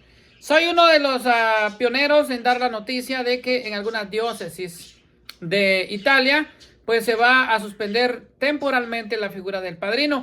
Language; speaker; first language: Spanish; native; Spanish